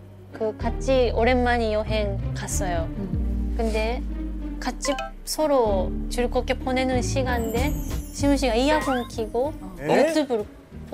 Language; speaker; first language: Korean; non-native, learner; Japanese